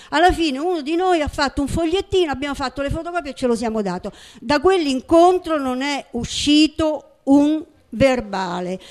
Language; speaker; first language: Italian; native; Italian